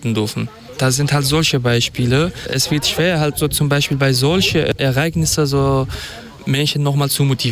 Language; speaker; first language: German; non-native, fluent; Kurdish